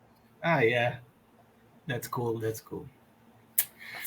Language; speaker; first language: English; non-native, learner; Portuguese